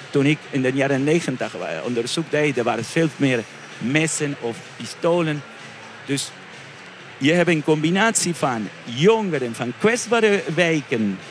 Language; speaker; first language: Dutch; non-native, fluent; Spanish